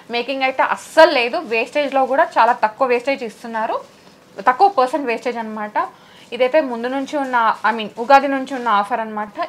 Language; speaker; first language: Telugu; native; Telugu